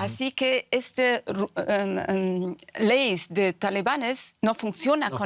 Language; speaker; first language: Spanish; non-native, fluent; Persian